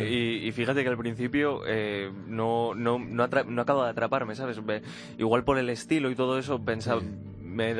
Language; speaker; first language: Spanish; native; Spanish